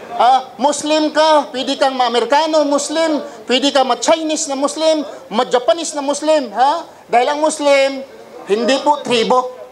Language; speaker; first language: Filipino; non-native, local second language; Cebuano